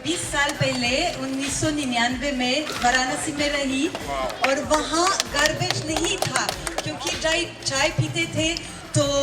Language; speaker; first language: Hindi; non-native, learner; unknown